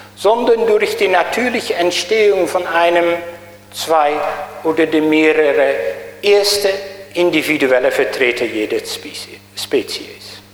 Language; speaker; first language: German; native; German